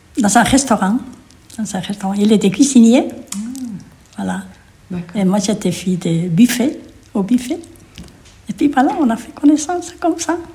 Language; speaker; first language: French; non-native, fluent; Spanish